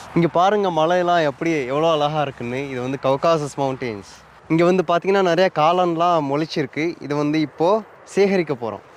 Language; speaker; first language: Tamil; non-native, fluent; Russian